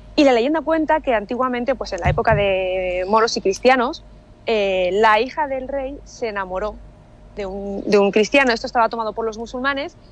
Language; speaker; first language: Spanish; native; Spanish